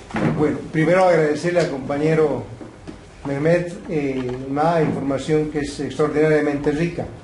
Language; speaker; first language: Spanish; native; Spanish